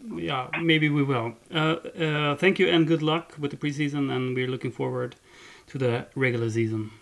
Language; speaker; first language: English; non-native, fluent; Swedish